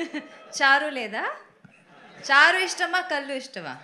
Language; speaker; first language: Telugu; non-native, learner; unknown